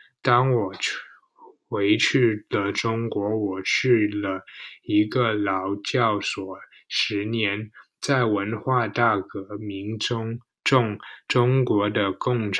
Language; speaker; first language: Chinese; non-native, learner; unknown